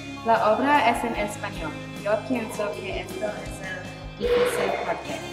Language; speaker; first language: Spanish; non-native, learner; English